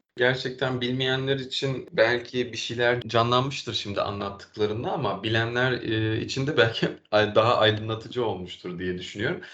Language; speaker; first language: Turkish; native; Turkish